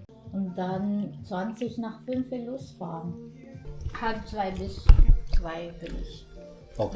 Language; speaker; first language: German; non-native, learner; Cebuano